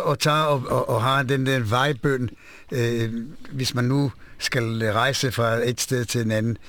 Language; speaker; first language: Danish; non-native, fluent; Hebrew